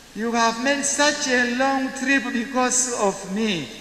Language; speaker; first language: English; non-native, local second language; Swahili